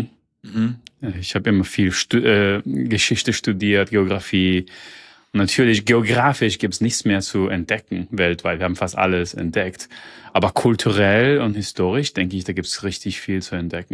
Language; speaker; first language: German; early bilingual, heritage; German